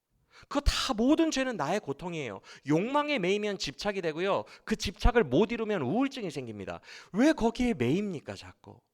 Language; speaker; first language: Korean; native; Korean